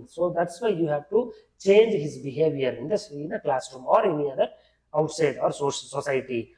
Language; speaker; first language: English; non-native, local second language; Kannada